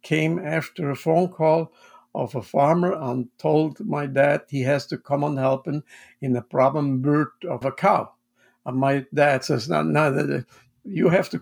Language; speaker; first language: English; non-native, fluent; Swiss German